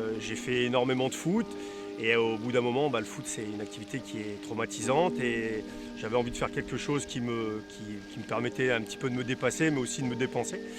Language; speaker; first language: French; native; French